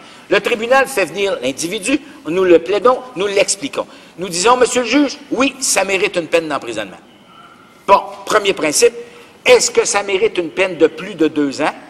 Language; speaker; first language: French; native; French